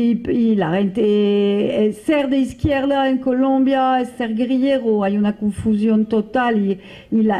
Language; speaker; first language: Spanish; non-native, fluent; French